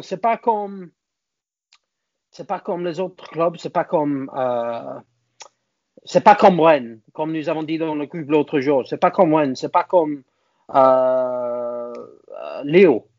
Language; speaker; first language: French; non-native, learner; English